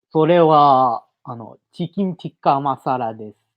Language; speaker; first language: Japanese; non-native, learner; English